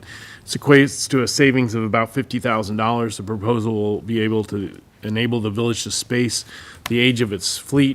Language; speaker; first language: English; native; English